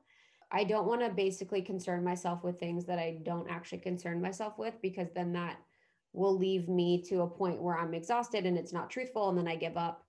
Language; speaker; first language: English; native; English